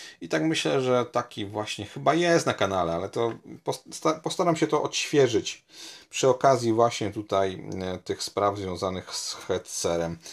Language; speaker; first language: Polish; native; Polish